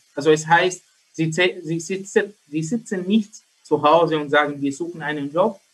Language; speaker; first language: German; non-native, learner; Arabic